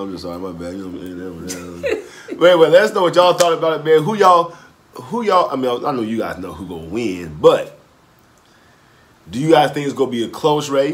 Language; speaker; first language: English; native; English